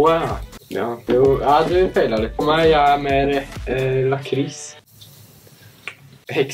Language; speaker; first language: Norwegian; native; Norwegian